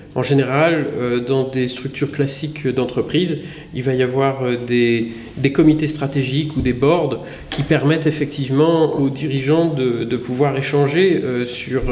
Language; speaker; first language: French; native; French